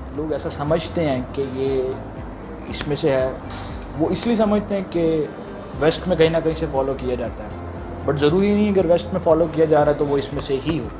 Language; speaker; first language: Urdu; native; Urdu